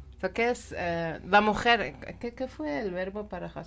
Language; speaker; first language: Spanish; non-native, learner; Persian